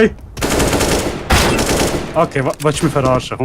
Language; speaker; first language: German; native; German